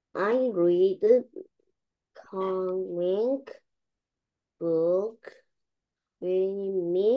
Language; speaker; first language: English; non-native, learner; Korean